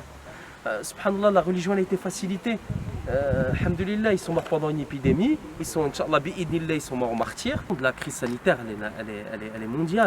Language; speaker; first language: French; native; French